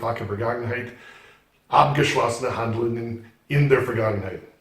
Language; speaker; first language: German; non-native, fluent; English